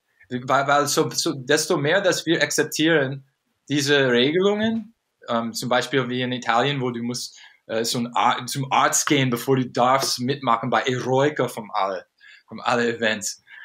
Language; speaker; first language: German; non-native, fluent; English